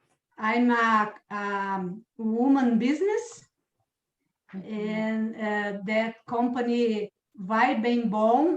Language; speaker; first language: English; non-native, learner; Portuguese